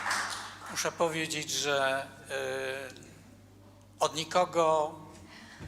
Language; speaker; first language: Polish; native; Polish